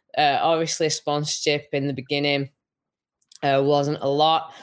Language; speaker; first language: English; native; English